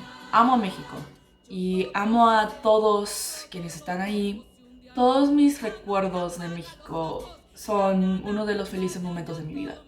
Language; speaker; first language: Spanish; non-native, local second language; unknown